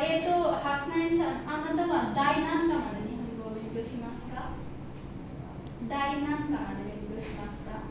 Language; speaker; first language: Japanese; non-native, fluent; Bangla